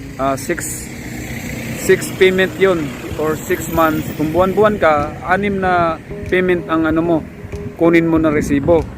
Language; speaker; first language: Filipino; non-native, local second language; Cebuano